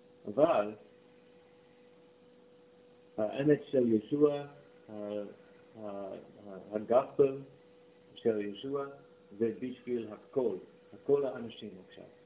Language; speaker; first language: Hebrew; non-native, learner; English